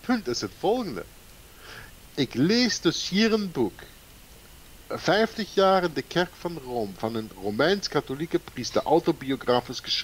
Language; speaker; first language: Dutch; non-native, fluent; German